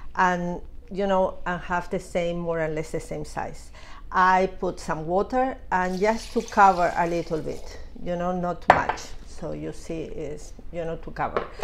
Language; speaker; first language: English; non-native, fluent; Spanish